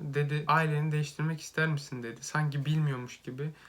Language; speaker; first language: Turkish; native; Turkish